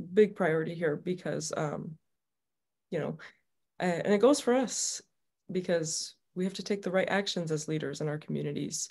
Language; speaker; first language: English; native; English